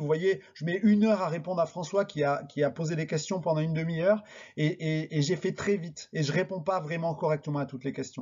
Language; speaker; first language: French; native; French